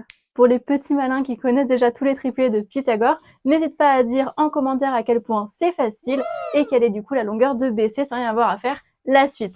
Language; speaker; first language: French; native; French